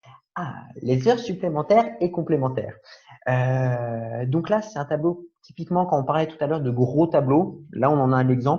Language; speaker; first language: French; native; French